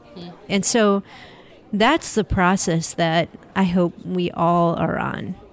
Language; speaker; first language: English; native; English